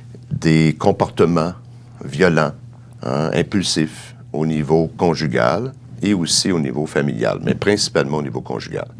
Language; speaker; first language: French; native; French